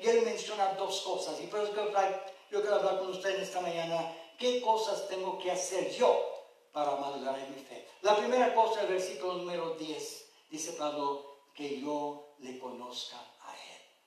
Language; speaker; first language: Spanish; early bilingual, heritage; Spanish